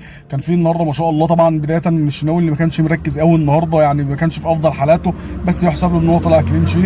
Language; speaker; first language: Arabic; native; Arabic